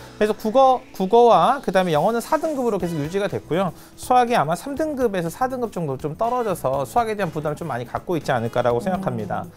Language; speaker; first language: Korean; native; Korean